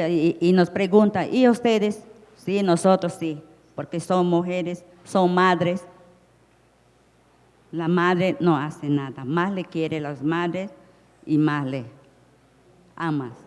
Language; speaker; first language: Spanish; non-native, local second language; Shipibo-Conibo